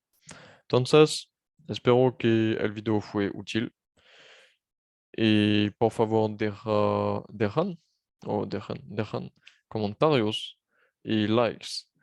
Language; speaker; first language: Spanish; non-native, learner; French